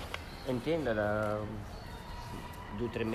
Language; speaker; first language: Italian; non-native, fluent; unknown